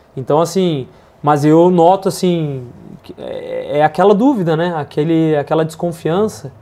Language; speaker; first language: Portuguese; native; Portuguese